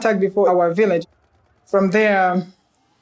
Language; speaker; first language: English; non-native, local second language; Hausa